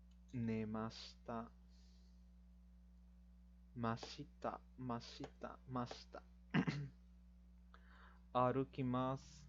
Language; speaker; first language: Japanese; non-native, fluent; Spanish